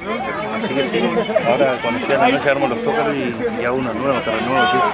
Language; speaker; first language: Spanish; native; Spanish